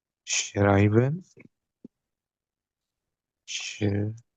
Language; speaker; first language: German; non-native, learner; Hindi